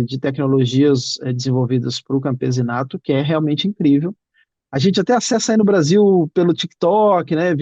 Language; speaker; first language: Portuguese; native; Portuguese